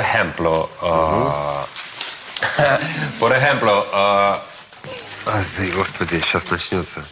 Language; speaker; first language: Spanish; non-native, learner; Russian